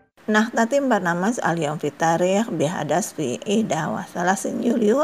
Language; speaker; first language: Arabic; non-native, fluent; Indonesian